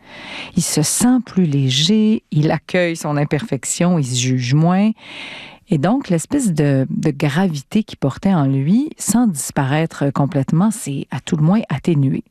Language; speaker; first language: French; native; French